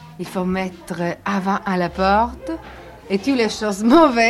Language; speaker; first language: French; non-native, learner; Italian